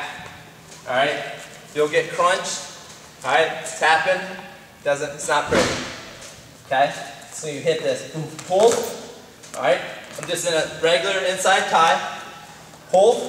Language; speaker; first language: English; native; English